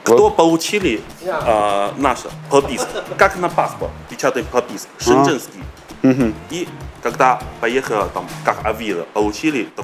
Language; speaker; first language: Russian; non-native, learner; Chinese